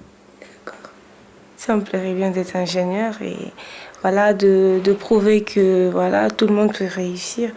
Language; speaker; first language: French; non-native, local second language; Comorian